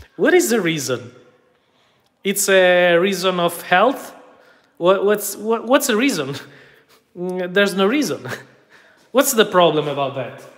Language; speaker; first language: English; non-native, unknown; Italian